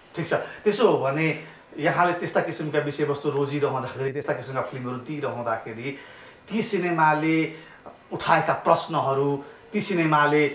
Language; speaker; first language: Nepali; native; Nepali